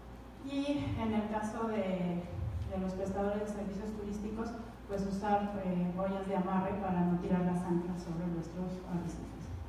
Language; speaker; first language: Spanish; native; Spanish